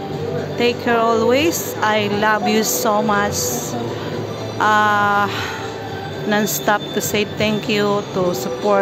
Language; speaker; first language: English; non-native, learner; Filipino